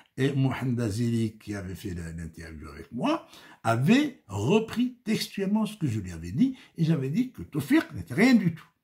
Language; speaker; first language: French; non-native, local second language; Arabic